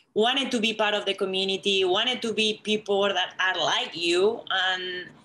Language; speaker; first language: English; non-native, fluent; Spanish